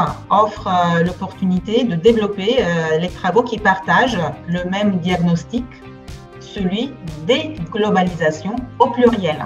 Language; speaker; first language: French; non-native, fluent; Bulgarian